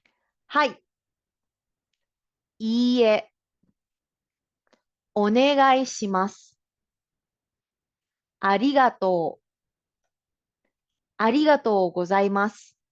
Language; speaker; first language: Japanese; non-native, fluent; Filipino